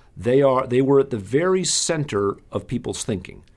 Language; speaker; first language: English; native; English